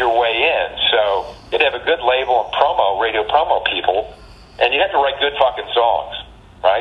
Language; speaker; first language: English; native; English